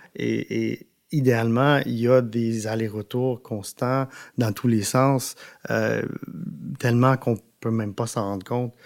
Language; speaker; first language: French; non-native, local second language; English